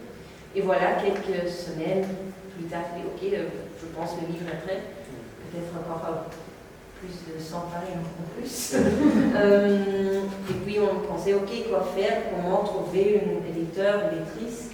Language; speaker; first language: French; non-native, local second language; Dutch